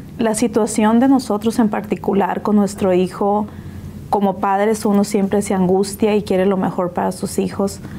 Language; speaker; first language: Spanish; native; Spanish